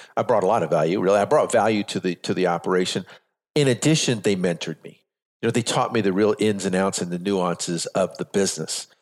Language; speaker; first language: English; native; English